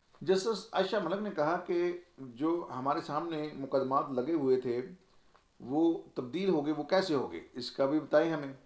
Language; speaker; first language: Urdu; non-native, local second language; Punjabi